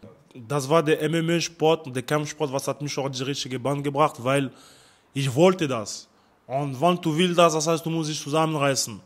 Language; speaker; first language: German; non-native, learner; French